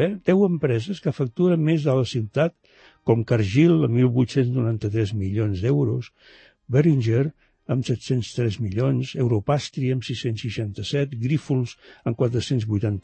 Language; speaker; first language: Catalan; native; Catalan